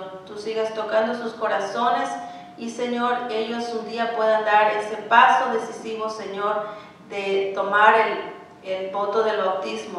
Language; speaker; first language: Spanish; native; Spanish